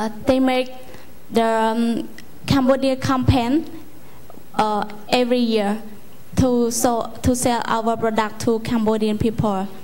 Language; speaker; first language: English; non-native, learner; Khmer